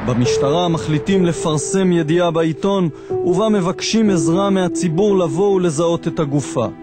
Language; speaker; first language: Hebrew; native; Hebrew